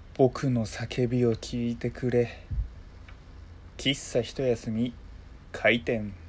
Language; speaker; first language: Japanese; native; Japanese